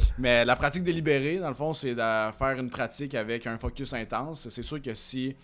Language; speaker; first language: French; native; French